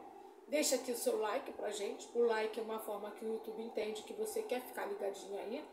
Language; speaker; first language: Portuguese; native; Portuguese